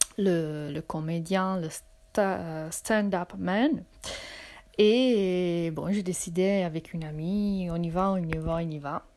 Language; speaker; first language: French; non-native, fluent; Italian